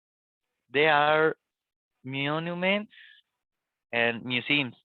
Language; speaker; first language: English; non-native, learner; Spanish